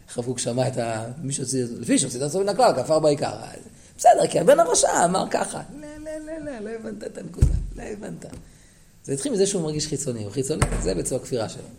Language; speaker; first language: Hebrew; native; Hebrew